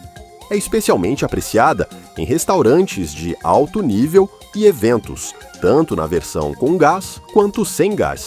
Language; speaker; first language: Portuguese; native; Portuguese